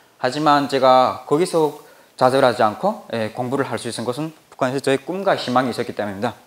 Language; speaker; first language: Korean; native; Korean